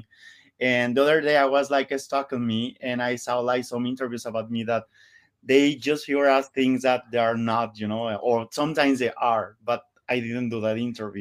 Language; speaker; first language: English; non-native, learner; Spanish